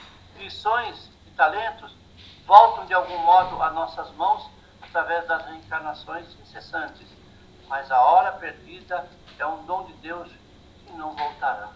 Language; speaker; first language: Portuguese; native; Portuguese